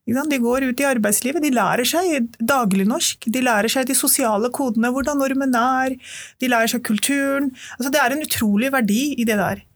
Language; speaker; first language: Norwegian; early bilingual, other home language; Urdu